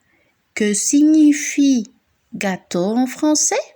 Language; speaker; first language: French; non-native, fluent; Spanish